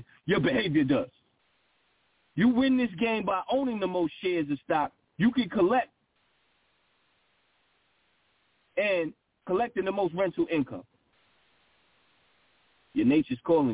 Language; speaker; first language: English; native; English